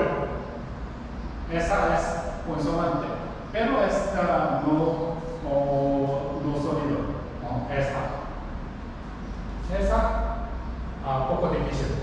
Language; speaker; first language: Spanish; non-native, learner; Korean